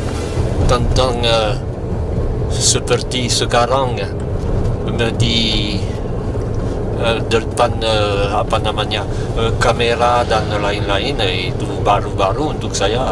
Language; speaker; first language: Indonesian; non-native, fluent; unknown